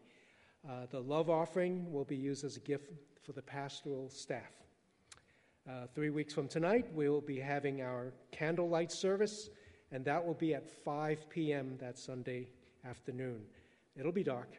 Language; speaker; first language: English; early bilingual, other home language; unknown